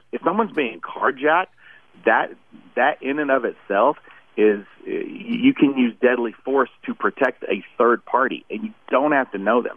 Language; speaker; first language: English; native; English